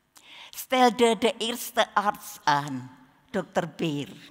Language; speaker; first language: Dutch; non-native, learner; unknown